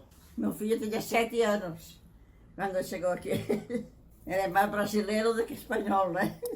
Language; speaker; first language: Portuguese; non-native, learner; Catalan